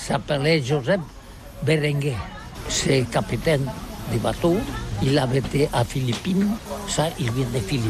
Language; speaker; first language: French; non-native, learner; Catalan